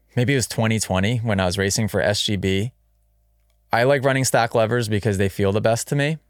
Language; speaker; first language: English; native; English